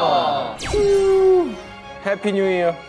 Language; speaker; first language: Korean; native; Korean